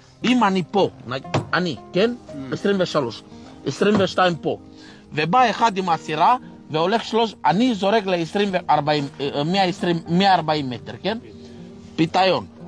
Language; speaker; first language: Hebrew; non-native, fluent; Romanian